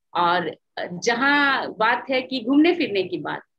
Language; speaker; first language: Hindi; native; Hindi